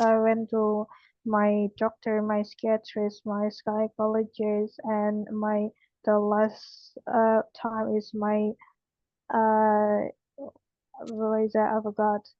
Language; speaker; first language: English; non-native, learner; Indonesian